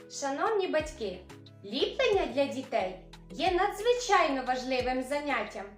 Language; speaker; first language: Ukrainian; native; Ukrainian